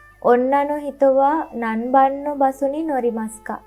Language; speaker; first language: Japanese; non-native, learner; Sinhala